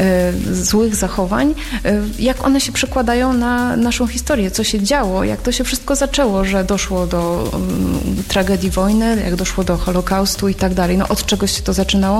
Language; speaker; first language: Polish; native; Polish